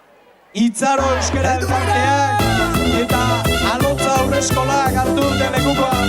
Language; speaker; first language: Basque; native; Basque